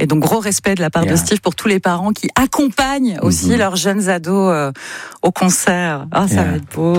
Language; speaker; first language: French; native; French